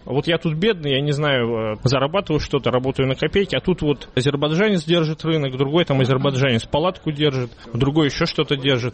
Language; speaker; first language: Russian; native; Russian